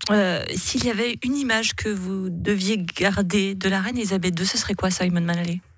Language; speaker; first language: French; native; French